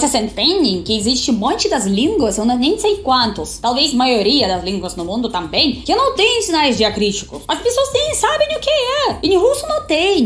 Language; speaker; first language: Portuguese; non-native, fluent; Russian